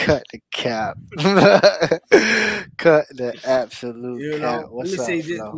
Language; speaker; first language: English; native; English